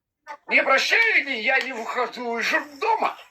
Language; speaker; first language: Russian; non-native, learner; Lithuanian